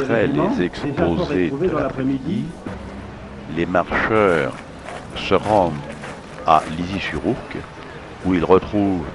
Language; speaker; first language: French; native; French